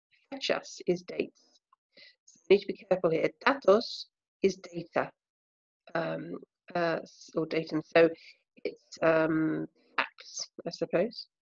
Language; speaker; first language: English; native; English